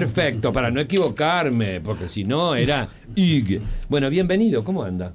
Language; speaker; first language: Spanish; native; Spanish